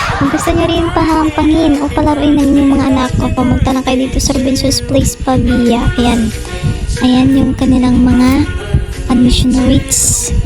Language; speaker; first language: Filipino; non-native, local second language; Hiligaynon